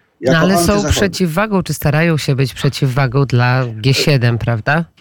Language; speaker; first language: Polish; native; Polish